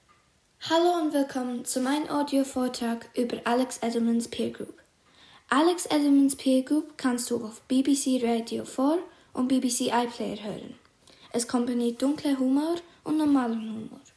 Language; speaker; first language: German; non-native, learner; English